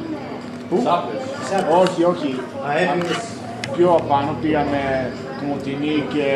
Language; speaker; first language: Greek; early bilingual, heritage; English